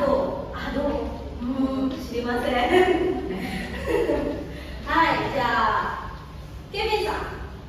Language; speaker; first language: Japanese; non-native, fluent; Indonesian